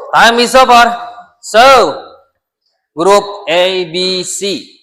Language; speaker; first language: English; non-native, learner; Indonesian